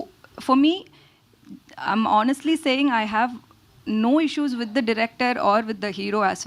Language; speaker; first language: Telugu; non-native, learner; Tamil